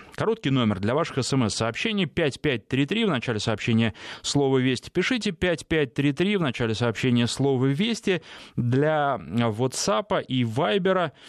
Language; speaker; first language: Russian; native; Russian